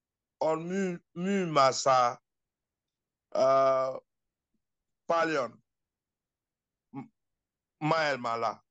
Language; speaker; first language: Finnish; non-native, learner; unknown